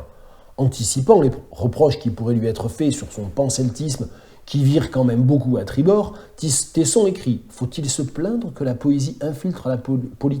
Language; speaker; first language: French; native; French